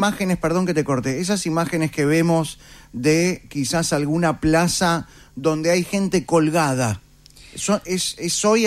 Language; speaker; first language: Spanish; native; Spanish